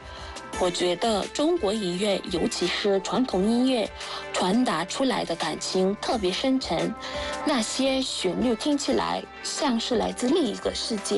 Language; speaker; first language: Chinese; non-native, fluent; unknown